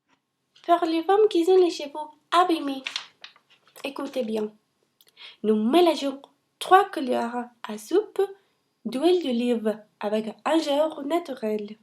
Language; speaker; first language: French; non-native, learner; Spanish